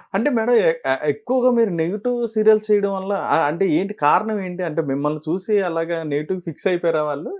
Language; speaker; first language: Telugu; native; Telugu